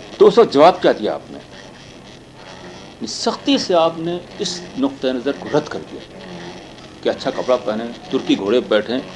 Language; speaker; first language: Urdu; native; Urdu